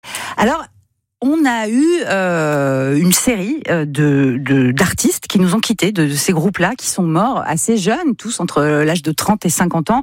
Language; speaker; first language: French; native; French